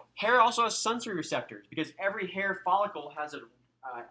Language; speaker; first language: English; native; English